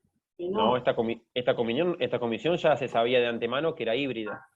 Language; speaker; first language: Spanish; native; Spanish